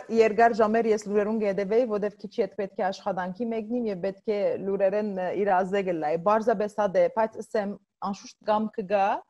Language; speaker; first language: Armenian; early bilingual, heritage; Armenian